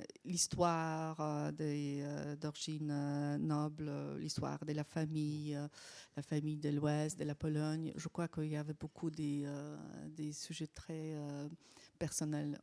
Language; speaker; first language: French; non-native, fluent; Polish